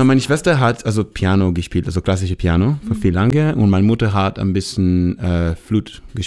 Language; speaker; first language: German; non-native, learner; Hebrew